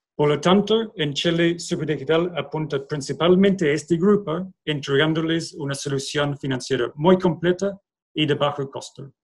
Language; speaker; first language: Spanish; non-native, fluent; English